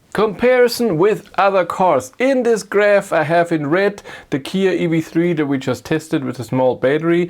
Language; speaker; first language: English; non-native, fluent; German